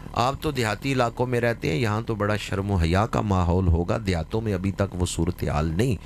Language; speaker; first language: Urdu; non-native, local second language; Punjabi